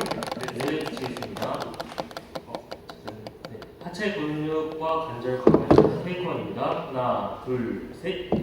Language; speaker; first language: Korean; native; Korean